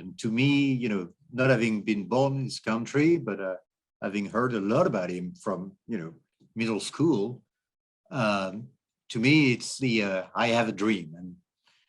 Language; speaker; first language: English; non-native, fluent; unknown